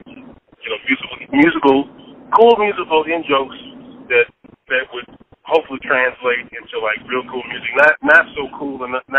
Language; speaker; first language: English; native; English